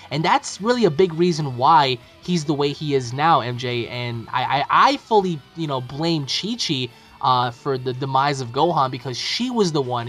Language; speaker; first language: English; native; English